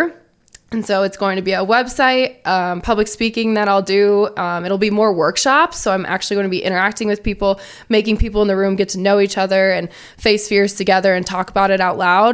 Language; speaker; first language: English; native; English